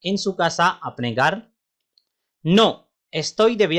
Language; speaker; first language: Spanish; non-native, fluent; Urdu